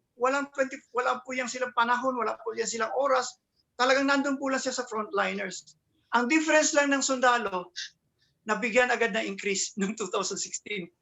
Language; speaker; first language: Filipino; native; Filipino